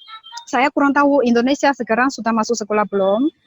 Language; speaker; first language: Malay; non-native, learner; Chinese